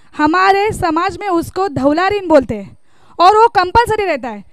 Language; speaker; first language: Hindi; non-native, local second language; Marathi